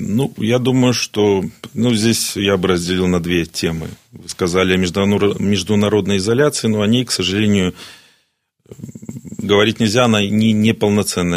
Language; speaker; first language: Russian; native; Russian